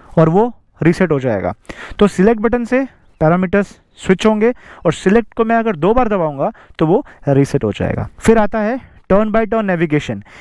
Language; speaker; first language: Hindi; native; Hindi